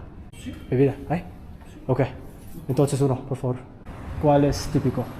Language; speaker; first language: Spanish; non-native, learner; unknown